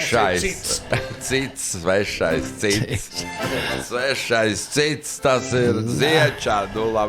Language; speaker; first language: Latvian; native; Latvian